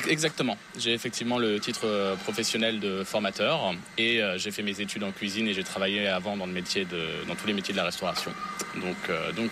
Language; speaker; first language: French; native; French